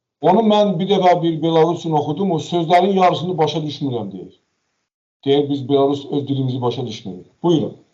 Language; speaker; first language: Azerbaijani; non-native, local second language; Talysh